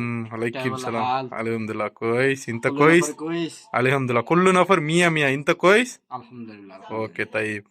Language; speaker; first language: Arabic; non-native, learner; Tamil